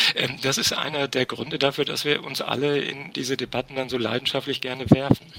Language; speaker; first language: German; native; German